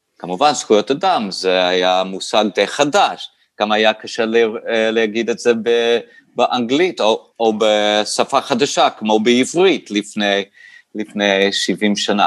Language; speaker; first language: Hebrew; non-native, fluent; English